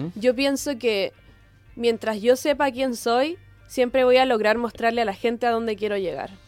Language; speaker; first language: Spanish; native; Spanish